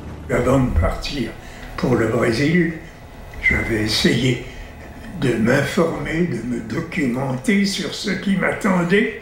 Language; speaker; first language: French; native; French